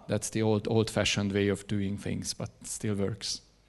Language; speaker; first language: English; non-native, fluent; Hungarian